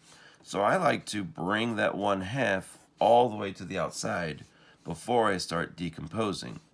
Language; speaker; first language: English; native; English